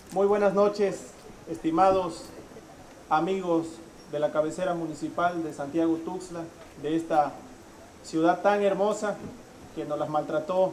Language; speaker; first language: Spanish; native; Spanish